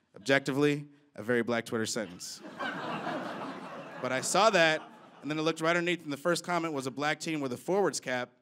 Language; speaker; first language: English; native; English